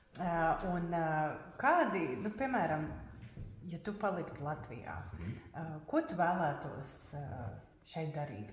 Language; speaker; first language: Latvian; native; Latvian